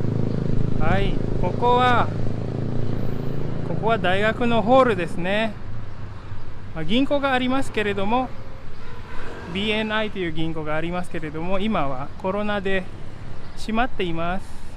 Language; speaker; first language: Japanese; non-native, fluent; Indonesian